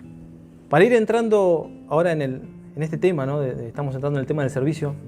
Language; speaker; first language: Spanish; native; Spanish